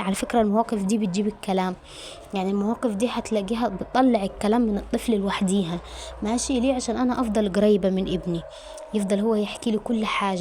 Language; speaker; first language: Arabic; native; Arabic